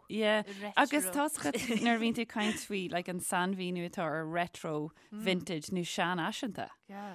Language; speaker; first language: Irish; non-native, local second language; English